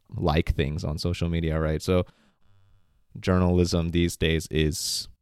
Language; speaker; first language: English; native; English